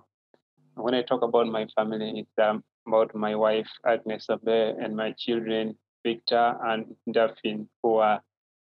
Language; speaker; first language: English; non-native, local second language; Acoli